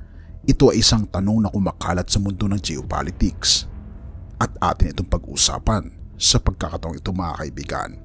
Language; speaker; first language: Filipino; native; Filipino